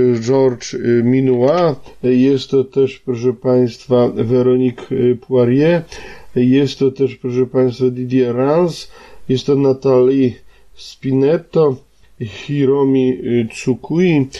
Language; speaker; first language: Polish; native; Polish